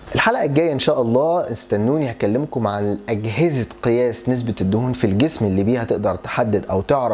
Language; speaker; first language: Arabic; native; Arabic